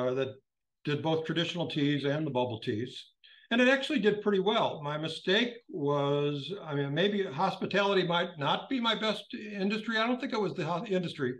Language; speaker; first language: English; native; English